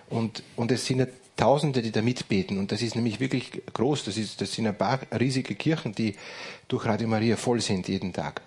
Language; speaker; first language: German; native; German